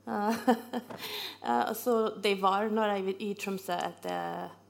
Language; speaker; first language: Norwegian; non-native, fluent; English